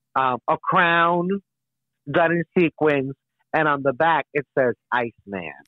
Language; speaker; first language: English; native; English